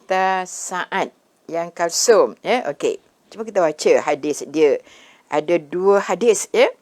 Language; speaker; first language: Malay; native; Malay